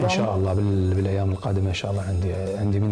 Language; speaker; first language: Arabic; native; Arabic